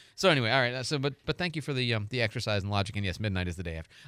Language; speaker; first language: English; native; English